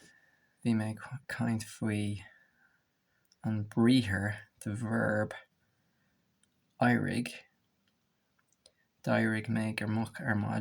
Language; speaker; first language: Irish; non-native, local second language; English